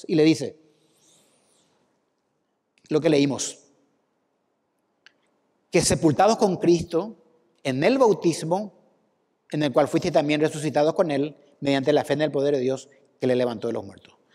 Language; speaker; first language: Spanish; native; Spanish